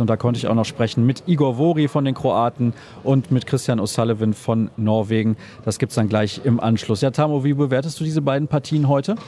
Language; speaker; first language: German; native; German